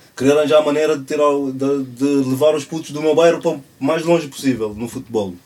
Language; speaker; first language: Portuguese; non-native, local second language; Kabuverdianu